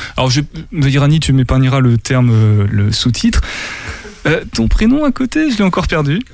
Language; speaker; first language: French; native; French